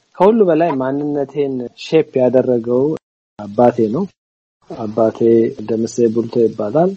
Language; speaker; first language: Amharic; native; Amharic